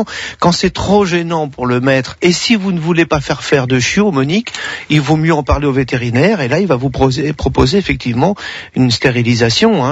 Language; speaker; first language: French; native; French